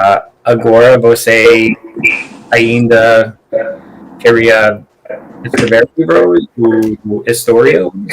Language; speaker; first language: Portuguese; non-native, learner; English